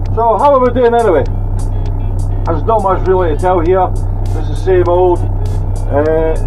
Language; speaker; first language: English; native; English